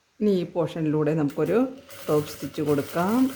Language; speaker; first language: Malayalam; native; Malayalam